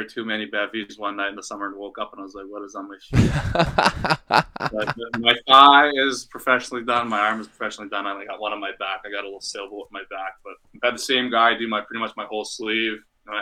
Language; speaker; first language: English; native; English